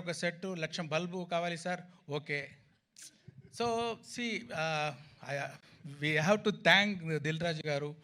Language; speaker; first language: Telugu; non-native, fluent; Tamil